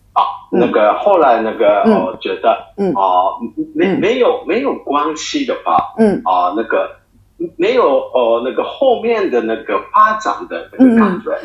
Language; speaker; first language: Chinese; non-native, fluent; Japanese